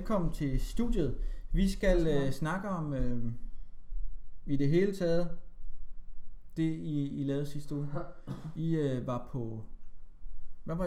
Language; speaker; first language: Danish; native; Danish